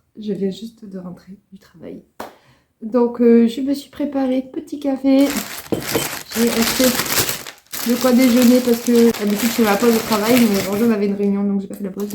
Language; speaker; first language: French; native; French